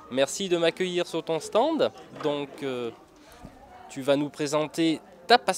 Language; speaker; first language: French; native; French